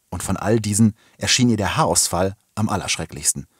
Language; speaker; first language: German; native; German